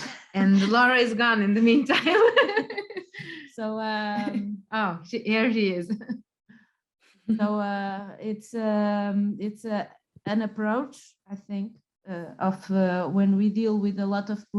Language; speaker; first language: English; non-native, fluent; Portuguese